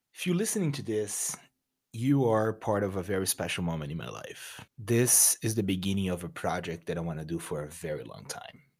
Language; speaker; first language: English; non-native, fluent; Portuguese